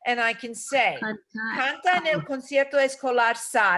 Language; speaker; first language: Spanish; non-native, fluent; English